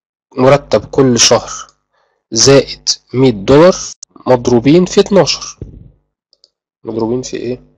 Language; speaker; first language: Arabic; native; Arabic